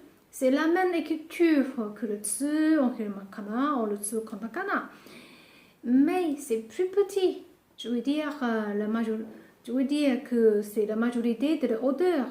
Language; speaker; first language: French; non-native, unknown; Japanese